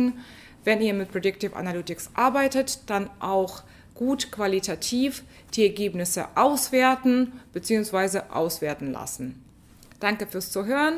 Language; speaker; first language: German; non-native, fluent; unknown